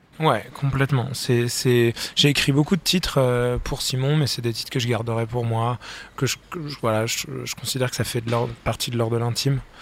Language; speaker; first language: French; native; French